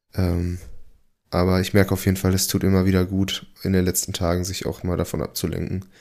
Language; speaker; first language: German; early bilingual, other home language; Portuguese